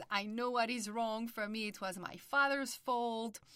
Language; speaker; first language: English; non-native, fluent; French